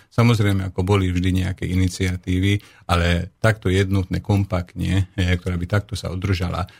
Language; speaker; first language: Slovak; non-native, local second language; Hungarian